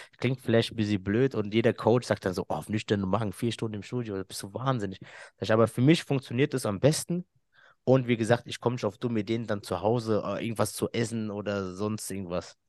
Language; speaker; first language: German; early bilingual, other home language; Arabic